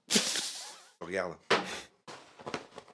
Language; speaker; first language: French; native; French